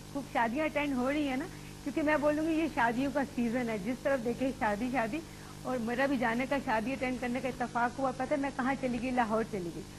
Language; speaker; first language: Urdu; non-native, local second language; Pashto